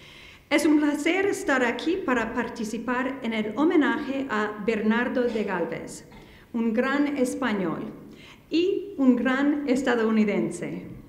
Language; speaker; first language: Spanish; non-native, fluent; English